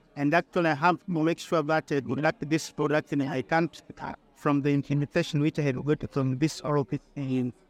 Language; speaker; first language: English; non-native, local second language; Swahili